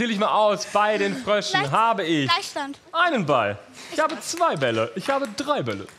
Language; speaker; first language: German; native; German